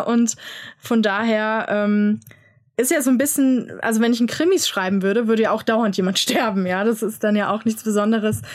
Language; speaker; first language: German; native; German